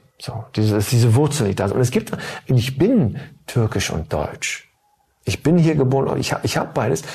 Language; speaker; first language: German; early bilingual, other home language; Turkish